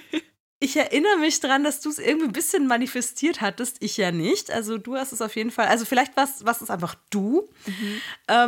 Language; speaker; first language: German; native; German